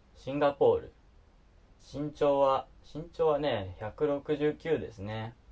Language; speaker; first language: Japanese; native; Japanese